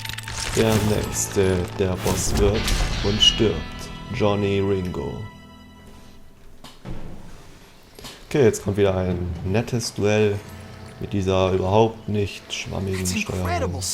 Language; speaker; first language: German; native; German